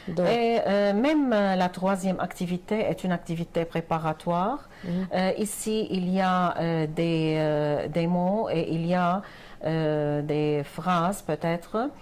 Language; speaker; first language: French; non-native, fluent; Arabic